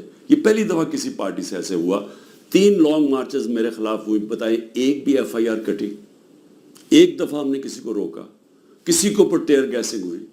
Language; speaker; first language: Urdu; native; Urdu